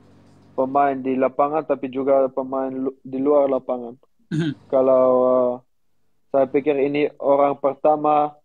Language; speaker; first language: Indonesian; non-native, learner; Dutch